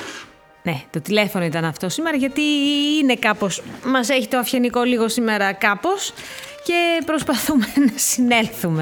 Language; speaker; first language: Greek; native; Greek